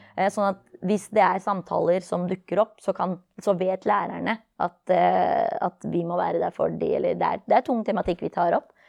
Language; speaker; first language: Norwegian; early bilingual, other home language; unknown